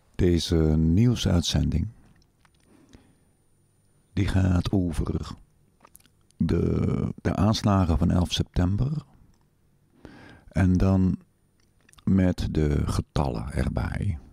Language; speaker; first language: Dutch; native; Dutch